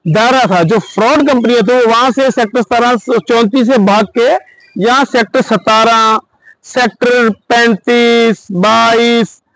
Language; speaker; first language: Hindi; non-native, local second language; Punjabi